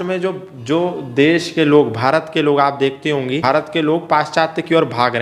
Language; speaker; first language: Hindi; native; Hindi